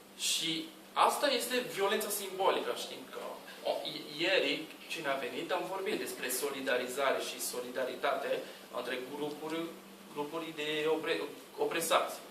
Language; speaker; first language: Romanian; non-native, learner; Portuguese